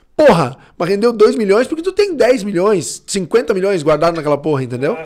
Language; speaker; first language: Portuguese; early bilingual, other home language; Italian